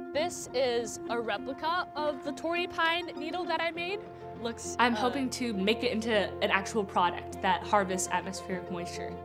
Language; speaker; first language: English; native; English